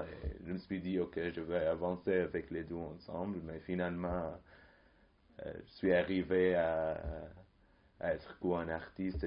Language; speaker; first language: French; non-native, fluent; Arabic